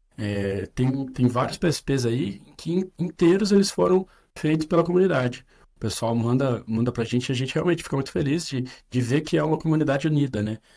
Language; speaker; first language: Portuguese; native; Portuguese